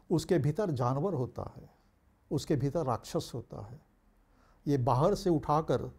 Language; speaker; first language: Hindi; early bilingual, heritage; Bhojpuri